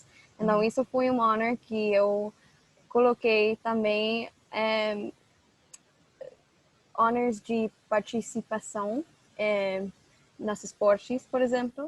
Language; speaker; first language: Portuguese; non-native, fluent; English